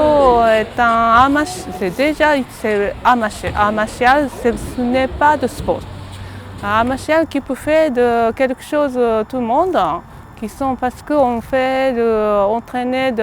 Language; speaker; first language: French; non-native, learner; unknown